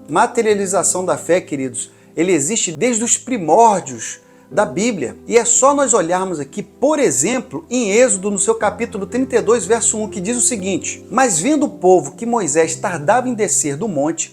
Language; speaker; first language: Portuguese; native; Portuguese